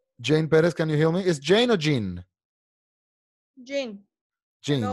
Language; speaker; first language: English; non-native, fluent; Spanish